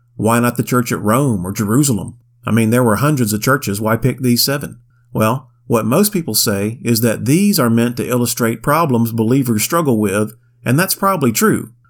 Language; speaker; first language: English; native; English